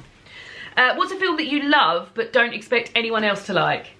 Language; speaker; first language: English; native; English